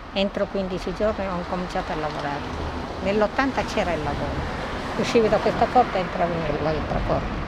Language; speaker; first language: Italian; non-native, fluent; Tigrinya